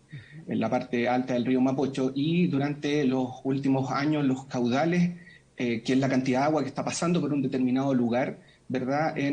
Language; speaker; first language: Spanish; native; Spanish